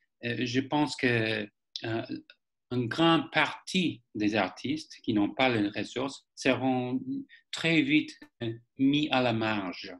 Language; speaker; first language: French; non-native, fluent; English